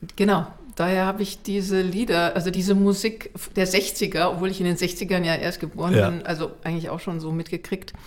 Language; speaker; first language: German; native; German